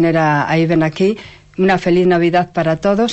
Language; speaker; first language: Spanish; native; Spanish